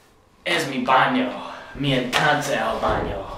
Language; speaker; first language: Spanish; non-native, learner; English